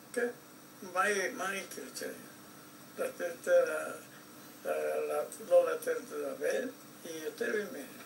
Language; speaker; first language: Hebrew; non-native, fluent; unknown